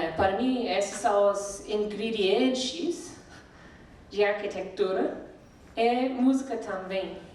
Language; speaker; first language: Portuguese; non-native, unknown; English